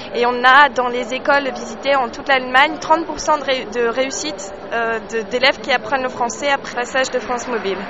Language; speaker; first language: French; native; French